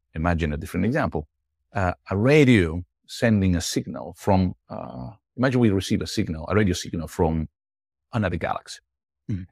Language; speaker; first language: English; non-native, fluent; Italian